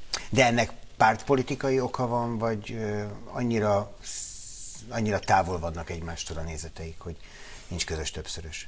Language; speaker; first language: Hungarian; native; Hungarian